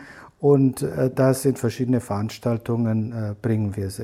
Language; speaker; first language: German; non-native, fluent; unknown